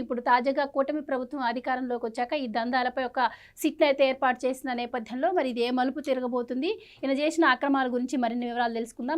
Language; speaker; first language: Telugu; native; Telugu